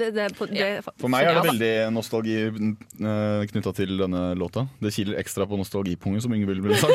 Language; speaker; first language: Norwegian; native; Norwegian